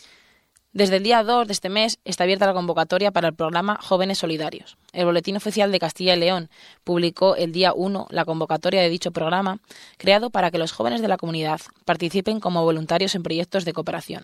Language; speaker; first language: Spanish; native; Spanish